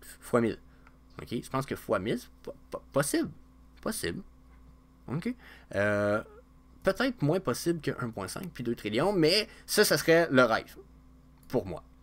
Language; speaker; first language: French; native; French